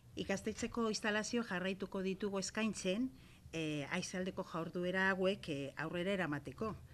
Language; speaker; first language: Basque; non-native, local second language; Spanish